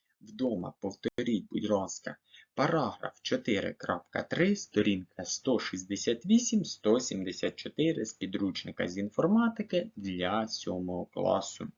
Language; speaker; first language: Ukrainian; native; Ukrainian